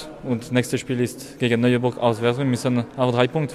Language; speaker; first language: German; non-native, learner; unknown